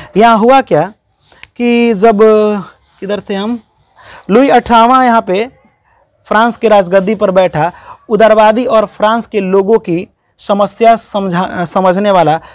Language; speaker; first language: Hindi; native; Hindi